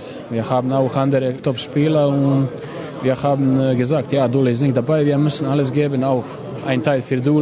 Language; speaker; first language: German; non-native, fluent; Croatian